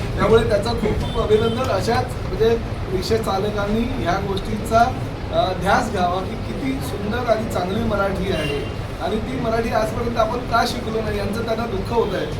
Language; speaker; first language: Marathi; native; Marathi